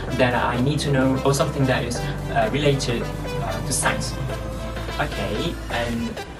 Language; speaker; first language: English; non-native, local second language; Malay